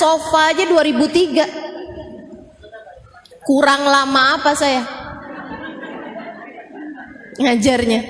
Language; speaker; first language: Indonesian; native; Indonesian